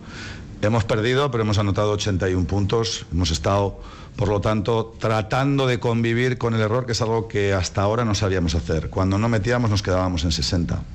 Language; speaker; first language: Spanish; native; Spanish